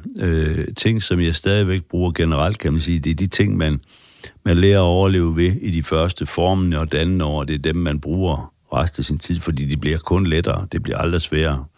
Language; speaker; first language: Danish; native; Danish